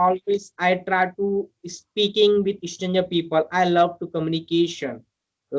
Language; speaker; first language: English; non-native, learner; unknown